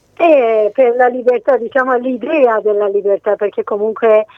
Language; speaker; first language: Italian; non-native, fluent; Persian